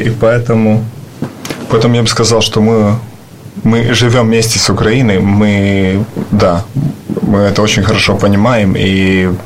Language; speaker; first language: Russian; non-native, fluent; Latvian